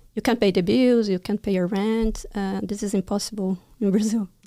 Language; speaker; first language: English; non-native, fluent; Portuguese